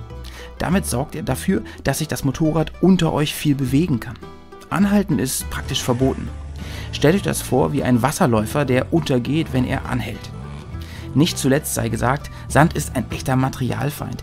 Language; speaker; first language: German; native; German